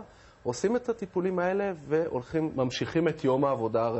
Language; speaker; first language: Hebrew; native; Hebrew